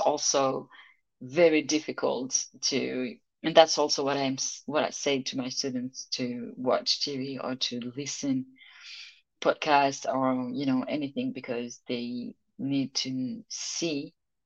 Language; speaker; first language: English; non-native, fluent; French